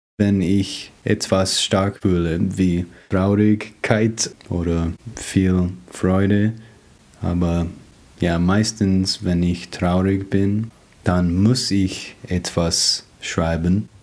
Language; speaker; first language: German; non-native, learner; English